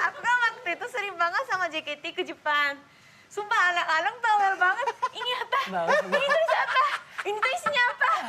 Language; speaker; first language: Indonesian; non-native, fluent; Japanese